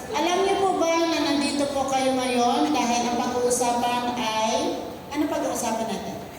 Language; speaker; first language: Filipino; non-native, local second language; Hiligaynon